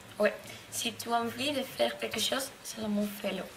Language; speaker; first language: French; non-native, learner; Spanish